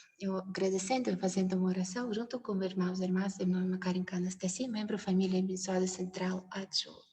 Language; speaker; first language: Portuguese; non-native, learner; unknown